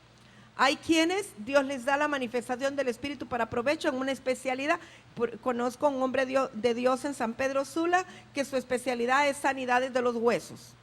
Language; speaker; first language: Spanish; native; Spanish